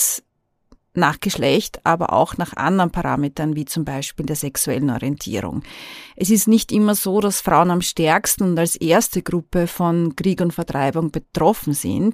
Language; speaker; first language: German; native; German